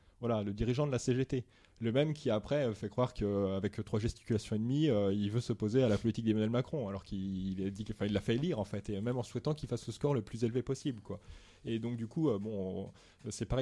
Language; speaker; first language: French; native; French